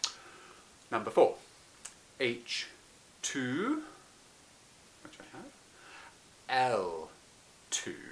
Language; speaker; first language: English; native; English